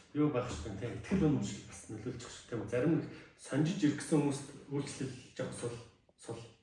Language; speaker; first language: Mongolian; native; Mongolian